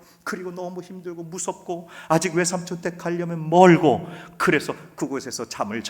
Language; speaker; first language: Korean; native; Korean